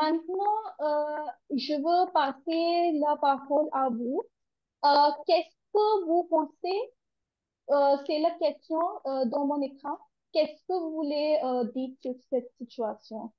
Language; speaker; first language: French; non-native, learner; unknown